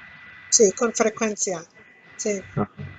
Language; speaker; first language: Spanish; non-native, learner; English